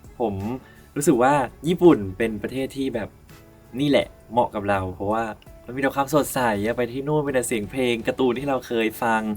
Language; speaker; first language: Thai; native; Thai